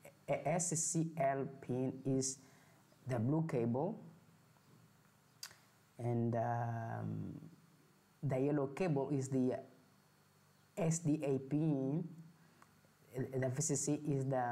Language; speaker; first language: English; non-native, fluent; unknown